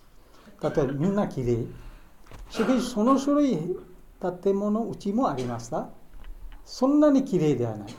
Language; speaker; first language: Japanese; non-native, learner; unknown